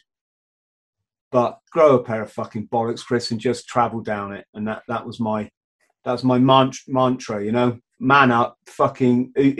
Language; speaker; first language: English; native; English